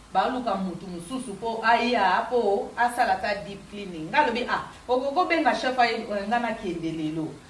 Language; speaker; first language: Lingala; non-native, local second language; Kituba (Democratic Republic of Congo)